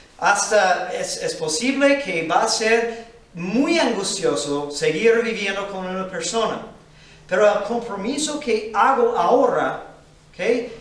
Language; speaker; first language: Spanish; non-native, fluent; English